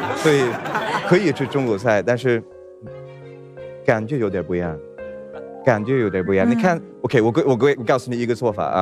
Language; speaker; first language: Chinese; non-native, fluent; Swedish